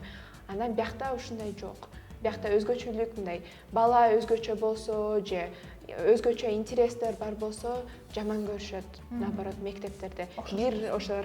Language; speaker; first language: Kyrgyz; early bilingual, heritage; Kyrgyz